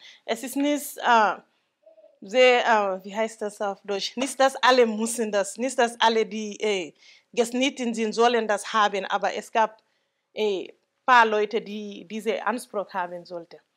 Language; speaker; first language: German; non-native, local second language; Mandingo